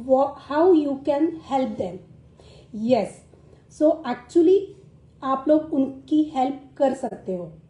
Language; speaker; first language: Hindi; non-native, local second language; Marathi